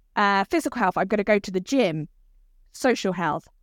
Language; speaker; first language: English; native; English